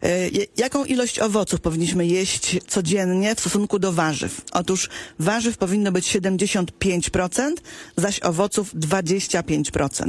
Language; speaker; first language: Polish; native; Polish